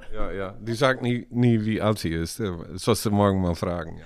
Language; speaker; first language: German; non-native, learner; Dutch